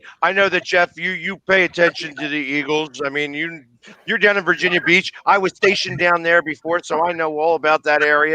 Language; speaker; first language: English; native; English